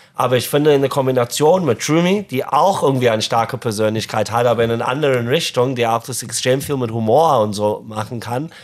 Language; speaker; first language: German; non-native, fluent; English